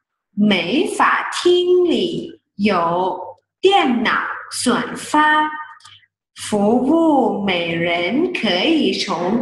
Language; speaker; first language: Chinese; non-native, fluent; Thai